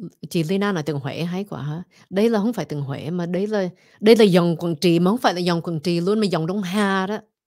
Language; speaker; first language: Vietnamese; early bilingual, heritage; Vietnamese